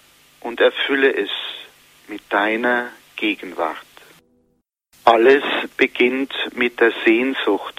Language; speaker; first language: German; native; German